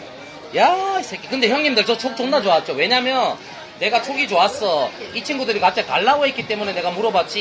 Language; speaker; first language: Korean; native; Korean